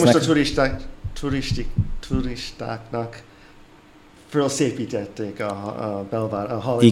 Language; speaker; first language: Hungarian; early bilingual, heritage; English